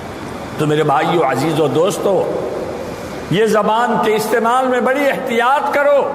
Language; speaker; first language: Urdu; native; Urdu